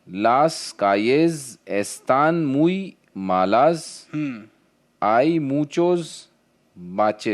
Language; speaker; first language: Spanish; non-native, learner; Hindi